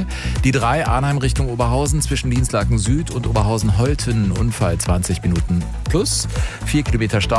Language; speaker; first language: German; native; German